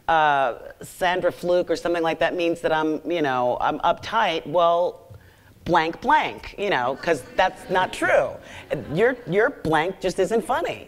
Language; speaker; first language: English; native; English